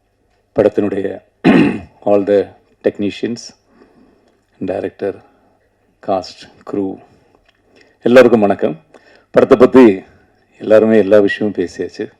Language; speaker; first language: Tamil; non-native, local second language; Malayalam